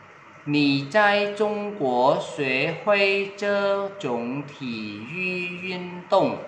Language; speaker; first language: Chinese; non-native, fluent; Vietnamese